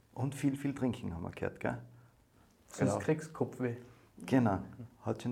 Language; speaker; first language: German; native; German